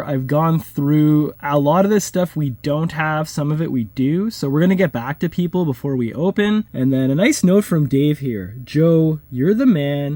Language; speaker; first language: English; native; English